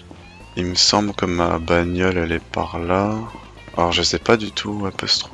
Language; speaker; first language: French; native; French